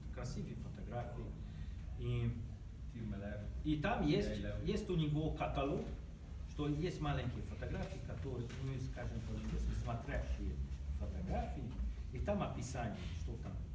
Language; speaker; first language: Russian; non-native, learner; Hungarian